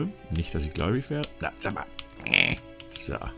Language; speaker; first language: German; native; German